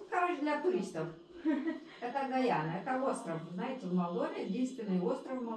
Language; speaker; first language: Russian; non-native, local second language; Romanian